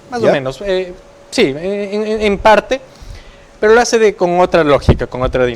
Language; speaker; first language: Spanish; native; Spanish